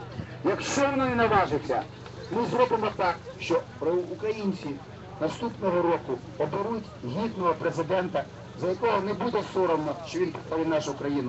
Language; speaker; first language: Ukrainian; native; Ukrainian